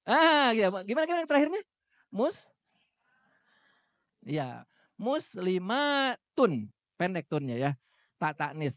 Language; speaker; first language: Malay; non-native, local second language; Sundanese